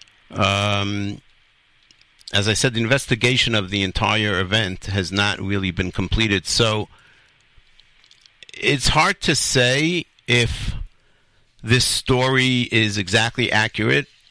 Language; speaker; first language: English; native; English